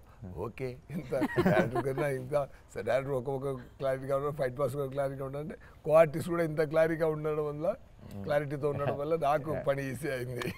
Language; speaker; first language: Telugu; non-native, learner; Tamil